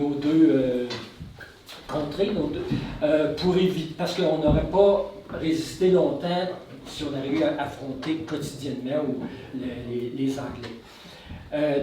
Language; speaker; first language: French; native; French